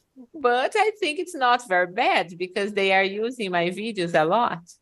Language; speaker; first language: English; non-native, fluent; Portuguese